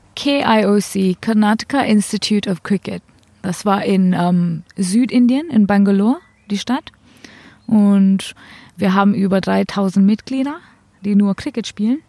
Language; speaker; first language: German; non-native, fluent; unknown